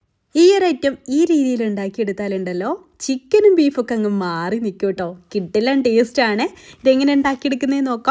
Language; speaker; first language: Malayalam; native; Malayalam